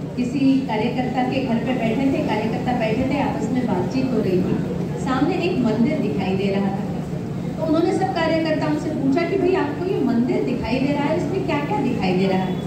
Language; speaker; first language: Hindi; non-native, local second language; Marathi